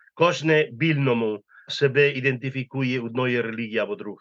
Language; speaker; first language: Ukrainian; non-native, learner; Spanish